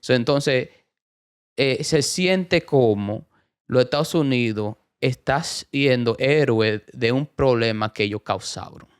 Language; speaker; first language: Spanish; early bilingual, heritage; Spanish